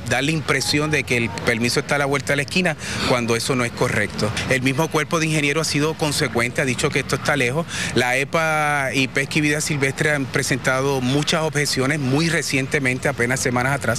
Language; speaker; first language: Spanish; native; Spanish